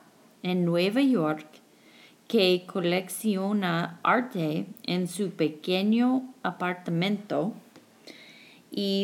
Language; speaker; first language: Spanish; non-native, fluent; English